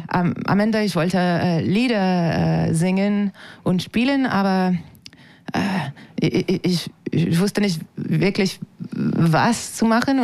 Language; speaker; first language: German; non-native, fluent; French